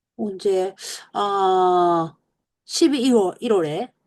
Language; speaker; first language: Korean; non-native, learner; Japanese